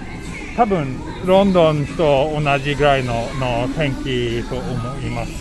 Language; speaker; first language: Japanese; non-native, fluent; Swedish